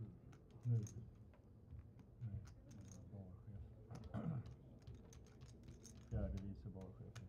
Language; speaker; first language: Swedish; native; Swedish